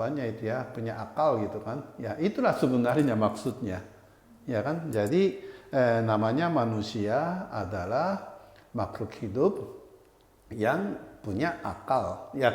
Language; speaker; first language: Indonesian; non-native, fluent; Japanese